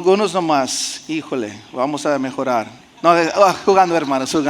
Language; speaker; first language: Spanish; early bilingual, heritage; Spanish